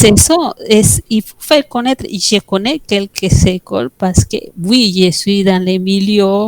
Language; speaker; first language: French; non-native, fluent; Spanish